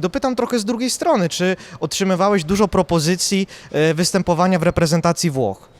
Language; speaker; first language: Polish; native; Polish